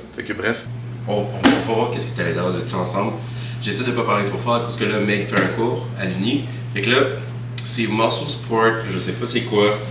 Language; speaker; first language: French; early bilingual, other home language; Haitian Creole